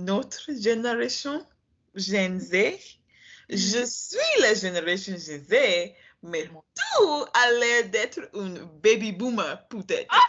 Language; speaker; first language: French; non-native, learner; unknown